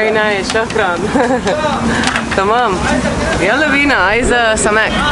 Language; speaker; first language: Arabic; non-native, learner; English